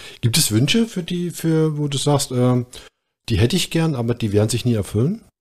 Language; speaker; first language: German; native; German